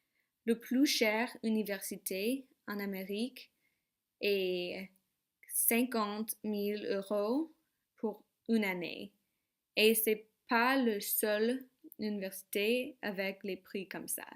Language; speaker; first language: French; non-native, learner; English